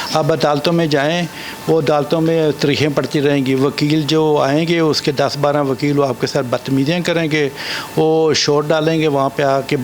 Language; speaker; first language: Urdu; non-native, local second language; Punjabi